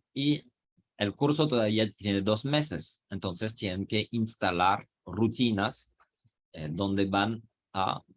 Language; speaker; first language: Spanish; non-native, fluent; French